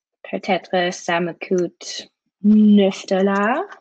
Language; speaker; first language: French; non-native, learner; English